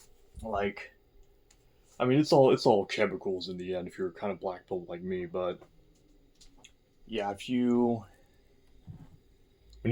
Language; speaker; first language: English; native; English